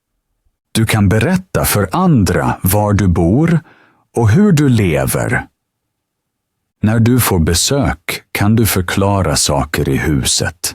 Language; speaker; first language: Swedish; native; Swedish